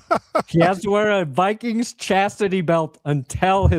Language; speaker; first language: English; native; English